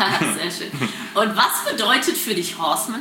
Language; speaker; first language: German; native; German